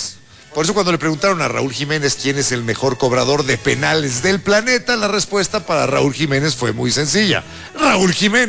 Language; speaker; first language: Spanish; native; Spanish